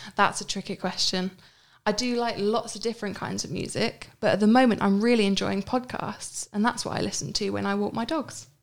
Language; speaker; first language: English; native; English